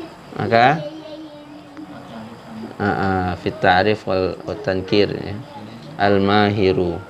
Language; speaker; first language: Arabic; non-native, fluent; Indonesian